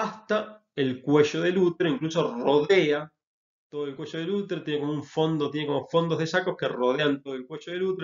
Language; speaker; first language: Spanish; native; Spanish